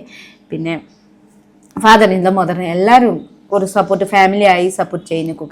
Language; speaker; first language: Malayalam; non-native, learner; Nepali